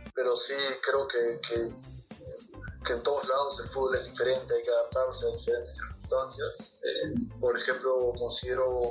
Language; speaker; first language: Spanish; native; Spanish